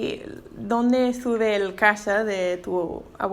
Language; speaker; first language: Spanish; non-native, learner; English